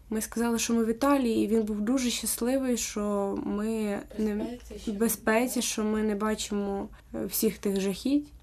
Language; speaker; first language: Ukrainian; native; Ukrainian